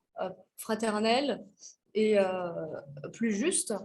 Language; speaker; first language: French; native; French